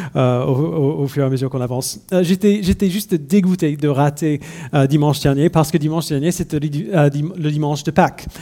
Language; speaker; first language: French; non-native, fluent; English